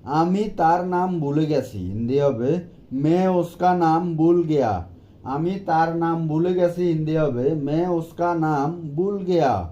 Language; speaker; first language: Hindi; non-native, learner; Bangla